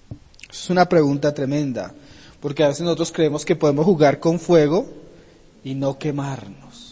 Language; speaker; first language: Spanish; native; Spanish